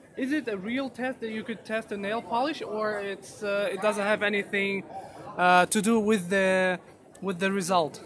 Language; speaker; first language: English; non-native, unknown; Russian